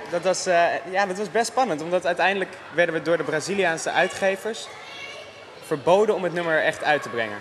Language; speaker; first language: Dutch; native; Dutch